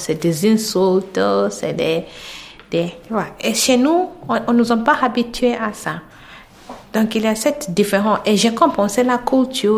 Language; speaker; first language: French; non-native, learner; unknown